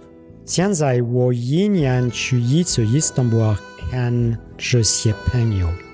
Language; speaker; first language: Chinese; non-native, learner; French